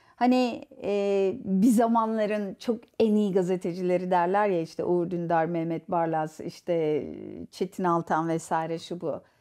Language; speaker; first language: Turkish; native; Turkish